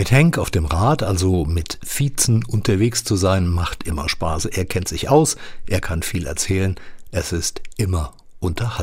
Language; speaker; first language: German; native; German